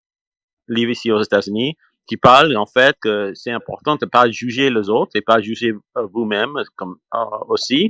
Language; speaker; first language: French; non-native, learner; English